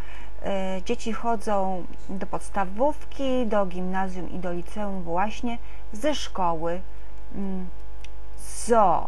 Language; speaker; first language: Polish; native; Polish